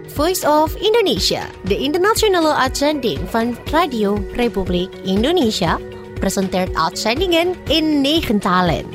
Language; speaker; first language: Dutch; non-native, fluent; Indonesian